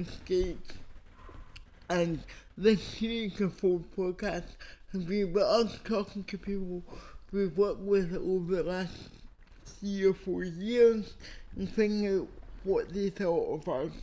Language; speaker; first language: English; native; English